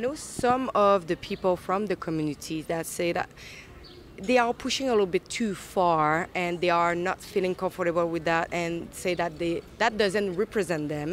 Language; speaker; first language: English; non-native, fluent; French